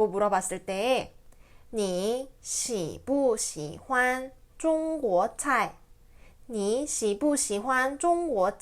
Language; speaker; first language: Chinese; non-native, fluent; Korean